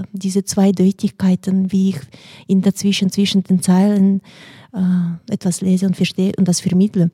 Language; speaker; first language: German; non-native, fluent; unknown